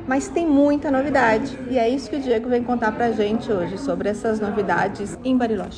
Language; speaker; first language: Portuguese; native; Portuguese